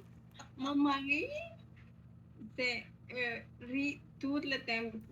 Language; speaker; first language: French; non-native, learner; Spanish